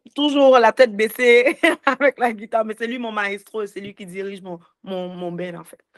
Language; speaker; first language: French; native; French